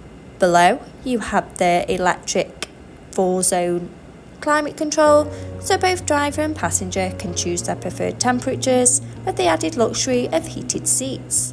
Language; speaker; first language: English; native; English